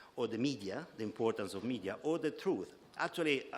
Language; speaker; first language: English; non-native, fluent; Italian